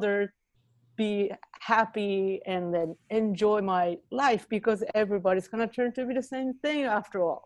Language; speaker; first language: English; non-native, fluent; Japanese